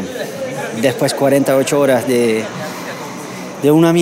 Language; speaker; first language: Spanish; non-native, learner; Dutch